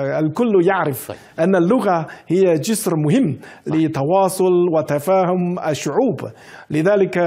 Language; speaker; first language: Arabic; non-native, fluent; Chinese